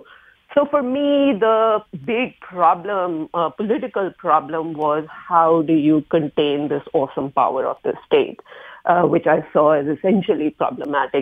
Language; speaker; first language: English; non-native, local second language; Hindi